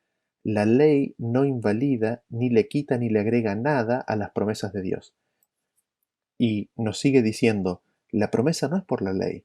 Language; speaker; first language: Spanish; native; Spanish